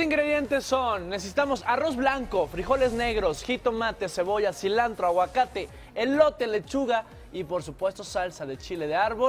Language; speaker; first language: Spanish; native; Spanish